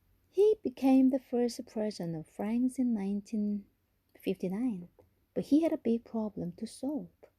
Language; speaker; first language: English; non-native, fluent; Korean